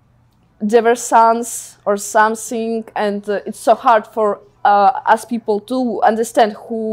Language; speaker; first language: English; non-native, learner; Ukrainian